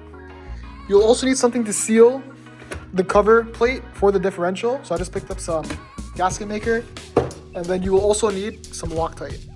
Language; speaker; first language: English; native; English